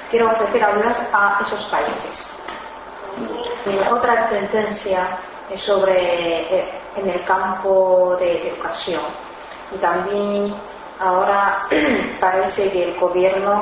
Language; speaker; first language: Spanish; non-native, fluent; Chinese